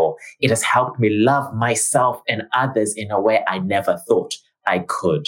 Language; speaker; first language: English; non-native, local second language; Shona